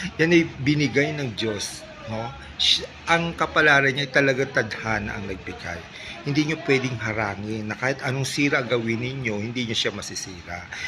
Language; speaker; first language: Filipino; non-native, local second language; Waray